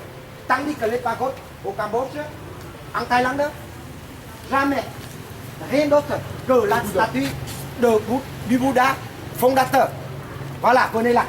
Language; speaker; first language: French; non-native, fluent; Vietnamese